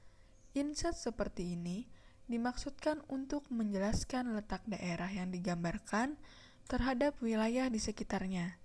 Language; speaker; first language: Indonesian; native; Indonesian